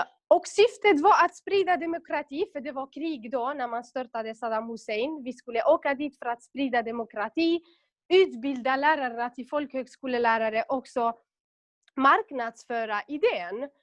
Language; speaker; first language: Swedish; non-native, local second language; Kurdish